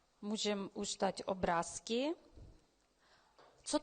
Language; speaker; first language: Czech; early bilingual, heritage; Ukrainian